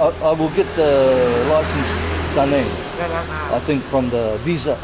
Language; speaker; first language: English; native; English